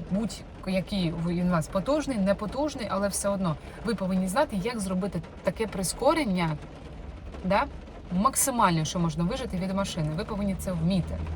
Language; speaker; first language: Ukrainian; non-native, local second language; Russian